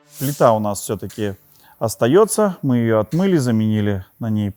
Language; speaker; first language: Russian; native; Russian